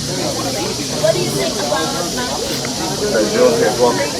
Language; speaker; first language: English; non-native, learner; Indonesian